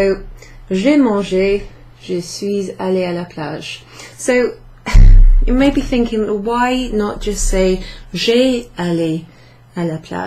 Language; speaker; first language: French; non-native, fluent; English